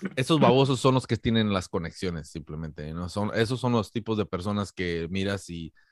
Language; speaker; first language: Spanish; native; Spanish